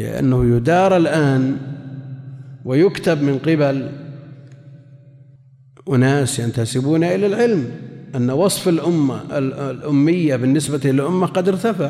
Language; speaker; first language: Arabic; native; Arabic